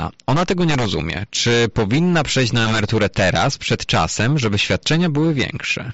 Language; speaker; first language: Polish; native; Polish